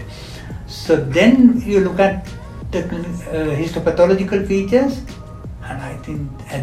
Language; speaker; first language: English; non-native, local second language; Sinhala